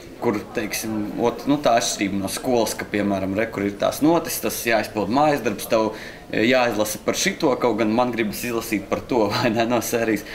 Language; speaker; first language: Latvian; native; Latvian